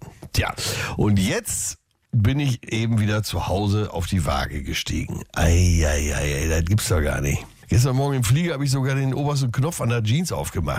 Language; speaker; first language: German; native; German